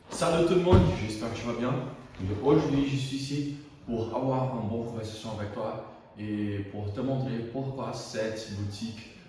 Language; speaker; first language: French; non-native, learner; Portuguese